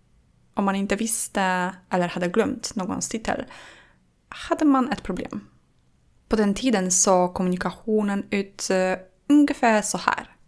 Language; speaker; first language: Swedish; non-native, fluent; Polish